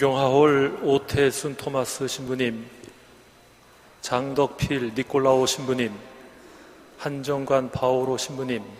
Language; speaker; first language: Korean; native; Korean